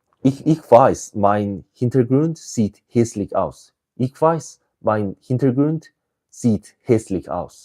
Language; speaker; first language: German; non-native, learner; English